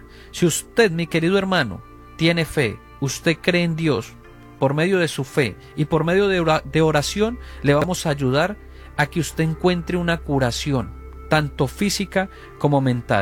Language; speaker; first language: Spanish; native; Spanish